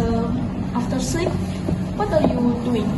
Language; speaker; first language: English; non-native, learner; Indonesian